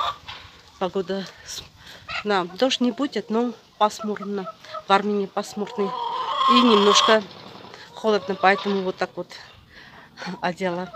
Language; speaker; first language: Russian; non-native, fluent; Armenian